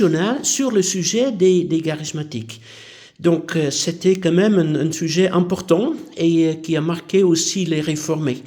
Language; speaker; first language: French; non-native, fluent; Dutch